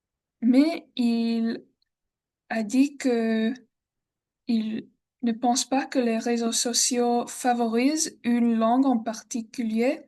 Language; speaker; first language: French; non-native, learner; English